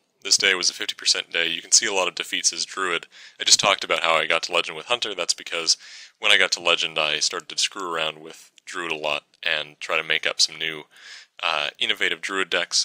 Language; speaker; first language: English; native; English